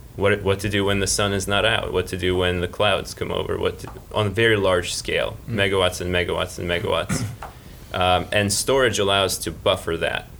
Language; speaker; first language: English; early bilingual, other home language; Russian